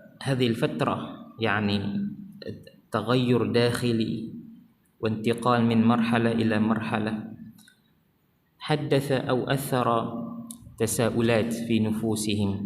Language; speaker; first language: Arabic; non-native, fluent; Malay